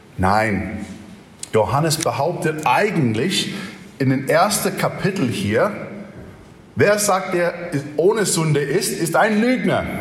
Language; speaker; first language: German; non-native, fluent; English